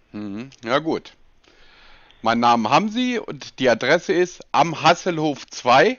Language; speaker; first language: German; native; German